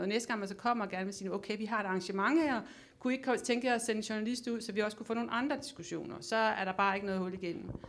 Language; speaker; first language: Danish; native; Danish